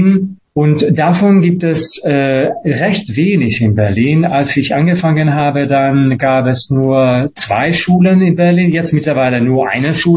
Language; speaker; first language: German; non-native, fluent; Hungarian